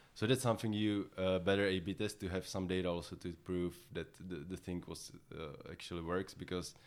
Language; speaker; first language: English; non-native, fluent; Czech